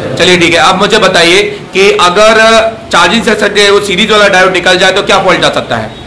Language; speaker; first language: Hindi; native; Hindi